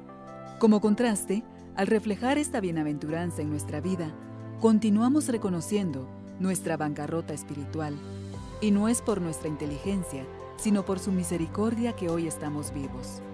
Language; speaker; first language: Spanish; native; Spanish